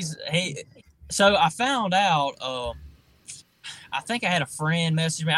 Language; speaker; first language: English; native; English